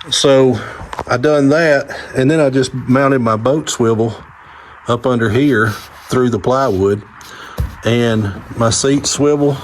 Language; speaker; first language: English; native; English